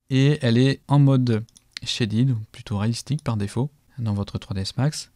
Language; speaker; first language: French; native; French